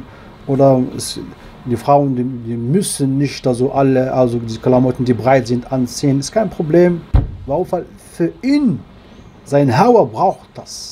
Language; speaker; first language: German; non-native, learner; Arabic